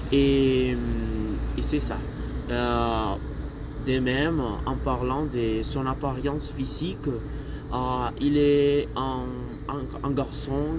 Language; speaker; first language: French; non-native, learner; Spanish